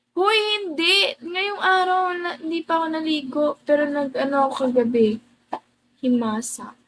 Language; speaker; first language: Filipino; non-native, local second language; Cebuano